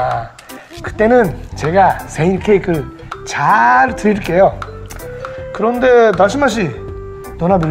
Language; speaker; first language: Korean; non-native, fluent; Japanese